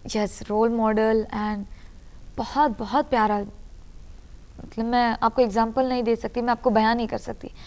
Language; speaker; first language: Hindi; non-native, local second language; Urdu